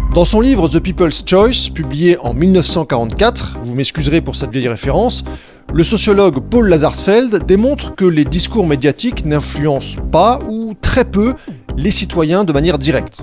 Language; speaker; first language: French; native; French